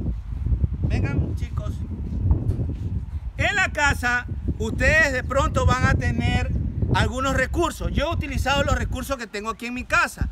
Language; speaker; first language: Spanish; native; Spanish